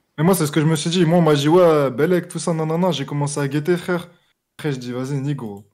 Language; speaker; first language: French; native; French